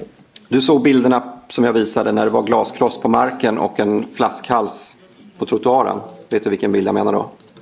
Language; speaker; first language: Swedish; native; Swedish